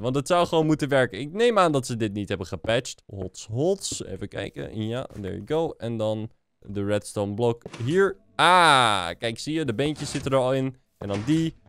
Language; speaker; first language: Dutch; native; Dutch